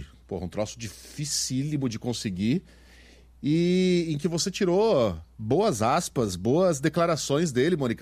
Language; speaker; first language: Portuguese; native; Portuguese